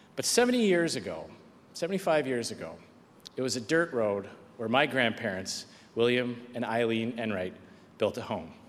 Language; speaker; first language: English; native; English